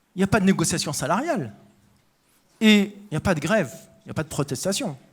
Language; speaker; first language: French; non-native, local second language; Arabic